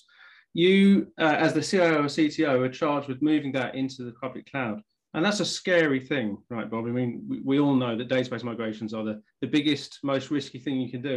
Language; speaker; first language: English; native; English